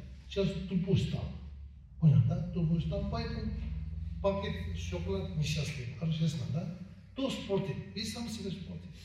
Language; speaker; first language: Russian; non-native, learner; Tibetan